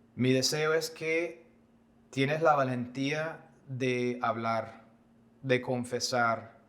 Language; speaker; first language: Spanish; non-native, fluent; English